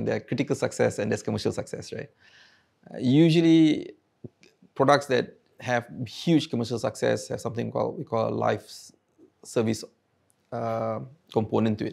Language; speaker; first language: English; non-native, local second language; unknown